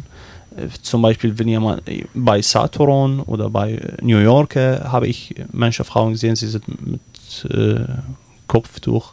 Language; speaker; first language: German; non-native, learner; Arabic